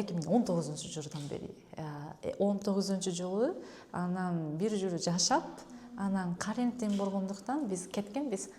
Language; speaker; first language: Kyrgyz; non-native, fluent; Japanese